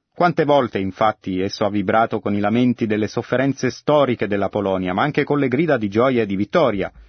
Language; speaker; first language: Italian; native; Italian